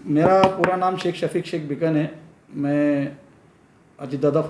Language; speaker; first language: Hindi; non-native, local second language; Urdu